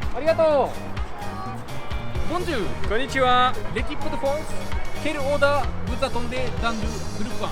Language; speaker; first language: French; non-native, learner; Japanese